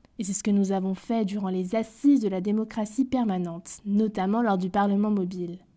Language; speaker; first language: French; native; French